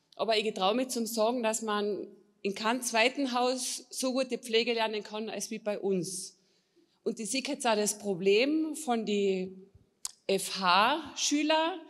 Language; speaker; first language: German; non-native, fluent; Polish